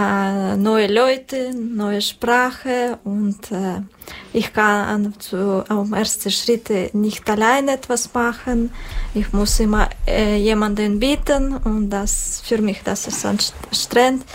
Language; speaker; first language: German; non-native, learner; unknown